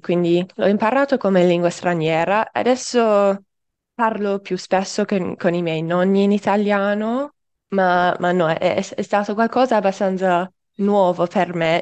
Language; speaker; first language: Italian; non-native, fluent; English